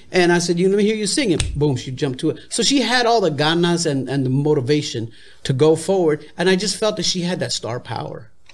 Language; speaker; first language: English; native; English